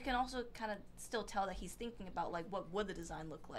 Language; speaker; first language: English; native; English